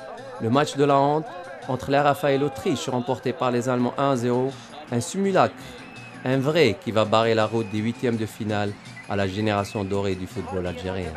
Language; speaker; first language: French; non-native, local second language; Arabic